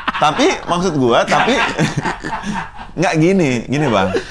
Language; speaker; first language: Indonesian; early bilingual, other home language; Fula